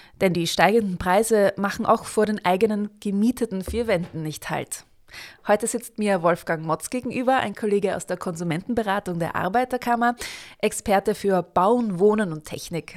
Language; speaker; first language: German; native; German